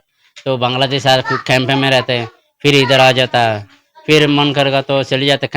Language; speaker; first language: Hindi; non-native, learner; Rohingya